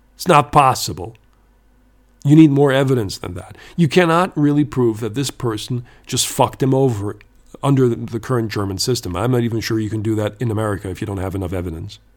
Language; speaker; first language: English; non-native, fluent; German